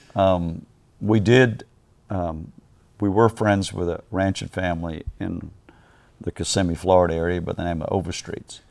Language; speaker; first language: English; native; English